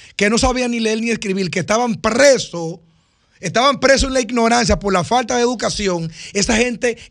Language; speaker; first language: Spanish; native; Spanish